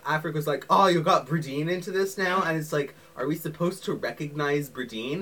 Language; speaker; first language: English; native; English